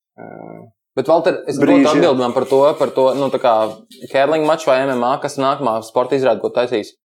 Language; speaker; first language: Latvian; native; Latvian